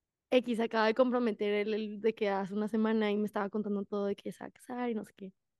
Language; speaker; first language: Spanish; early bilingual, heritage; Spanish